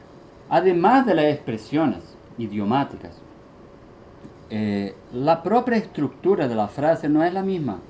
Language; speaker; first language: Spanish; early bilingual, heritage; Spanish